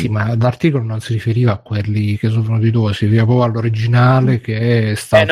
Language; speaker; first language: Italian; native; Italian